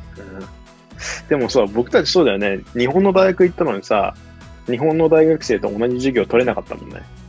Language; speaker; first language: Japanese; native; Japanese